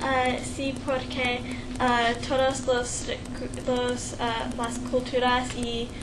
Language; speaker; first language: Spanish; non-native, learner; English